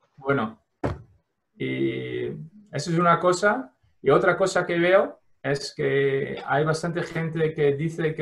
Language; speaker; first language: Spanish; non-native, fluent; Dutch